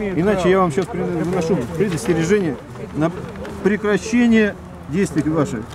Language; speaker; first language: Russian; native; Russian